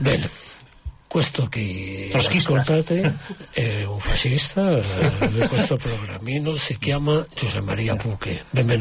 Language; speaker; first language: Italian; non-native, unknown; Catalan